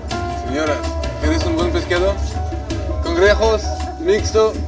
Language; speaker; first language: Spanish; non-native, learner; French